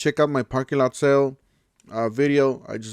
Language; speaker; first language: English; native; English